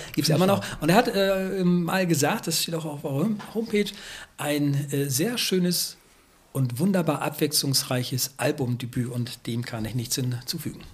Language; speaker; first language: German; native; German